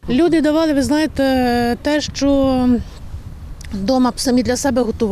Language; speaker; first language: Ukrainian; native; Ukrainian